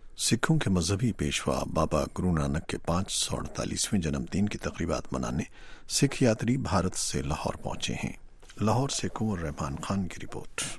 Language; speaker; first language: Urdu; native; Urdu